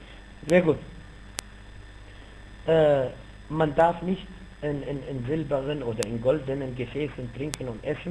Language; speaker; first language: German; non-native, fluent; Arabic